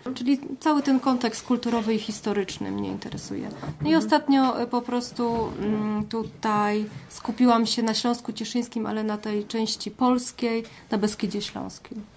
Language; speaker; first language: Polish; native; Polish